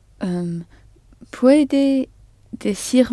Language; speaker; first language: Spanish; non-native, learner; French